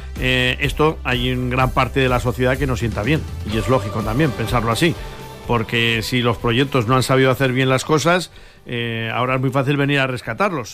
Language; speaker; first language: Spanish; native; Spanish